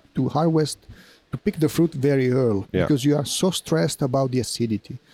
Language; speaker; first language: English; non-native, fluent; Italian